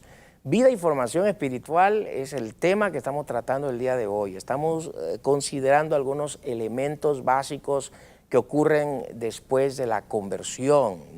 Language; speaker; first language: Spanish; native; Spanish